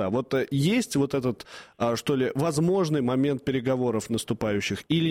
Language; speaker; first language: Russian; native; Russian